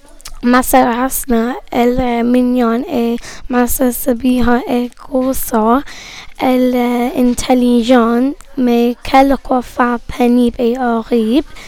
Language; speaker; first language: French; non-native, learner; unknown